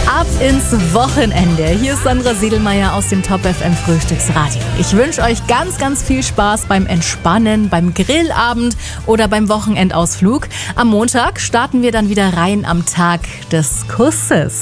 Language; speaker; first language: German; native; German